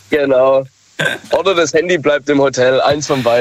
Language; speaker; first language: German; native; German